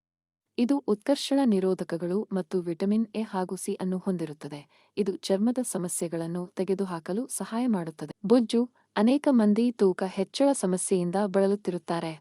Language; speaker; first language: Kannada; native; Kannada